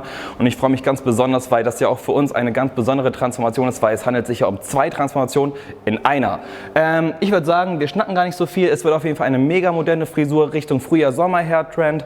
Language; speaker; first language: German; native; German